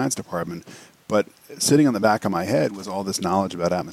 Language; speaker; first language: English; native; English